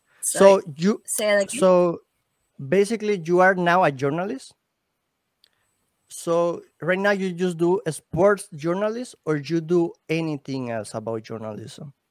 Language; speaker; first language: English; non-native, learner; Spanish